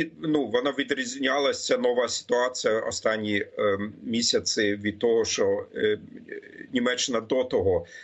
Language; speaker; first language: Ukrainian; non-native, fluent; German